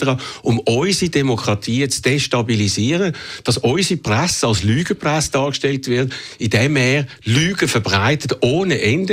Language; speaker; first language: German; native; German